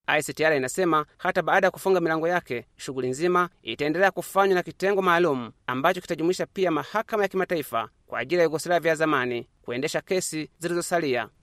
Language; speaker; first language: Swahili; non-native, local second language; Kinyarwanda